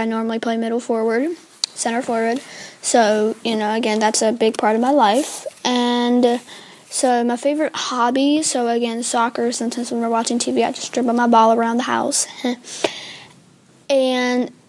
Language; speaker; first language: English; native; English